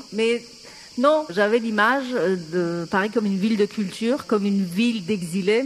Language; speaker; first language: French; non-native, fluent; Persian